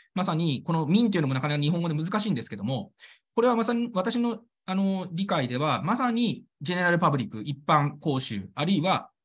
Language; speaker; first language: Japanese; native; Japanese